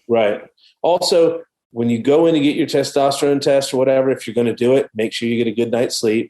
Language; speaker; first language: English; native; English